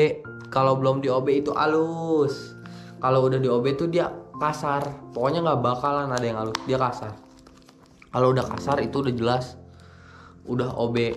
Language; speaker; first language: Indonesian; native; Indonesian